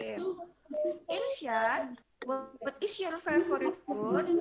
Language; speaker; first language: English; non-native, fluent; Indonesian